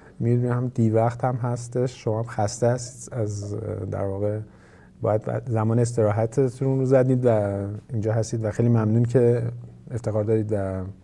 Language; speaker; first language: Persian; native; Persian